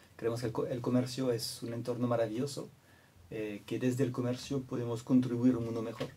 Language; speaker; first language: Spanish; non-native, fluent; French